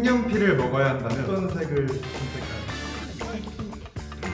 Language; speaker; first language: Korean; native; Korean